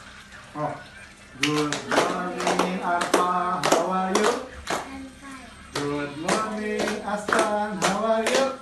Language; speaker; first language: English; non-native, learner; Indonesian